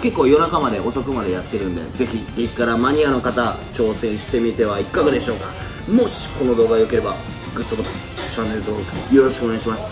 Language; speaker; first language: Japanese; native; Japanese